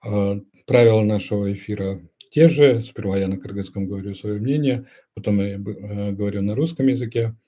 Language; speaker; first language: Russian; non-native, local second language; Kyrgyz